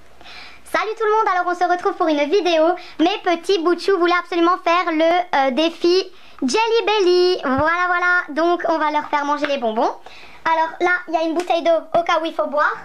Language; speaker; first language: French; native; French